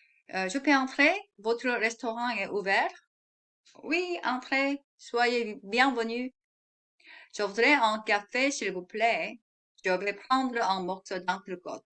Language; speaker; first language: French; non-native, fluent; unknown